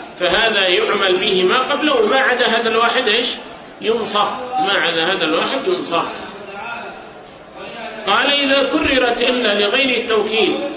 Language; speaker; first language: Arabic; native; Arabic